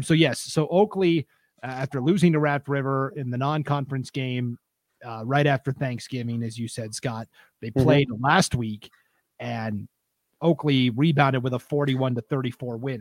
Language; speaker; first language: English; native; English